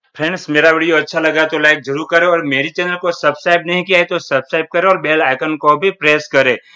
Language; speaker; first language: Hindi; non-native, local second language; Gujarati